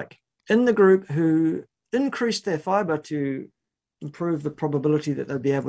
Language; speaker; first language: English; native; English